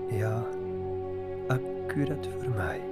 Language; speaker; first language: Norwegian; non-native, fluent; Polish